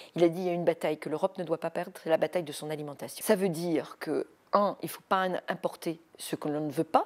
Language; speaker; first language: French; native; French